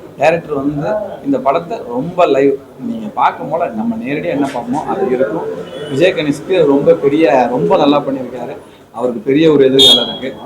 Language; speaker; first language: Tamil; native; Tamil